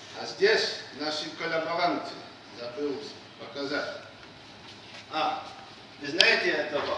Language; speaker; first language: Russian; non-native, fluent; Polish